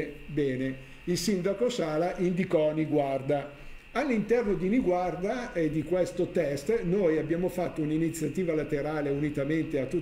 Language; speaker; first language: Italian; native; Italian